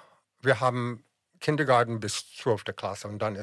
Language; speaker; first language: German; non-native, fluent; English